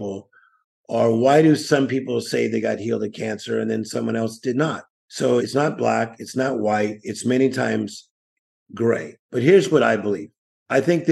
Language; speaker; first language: English; native; English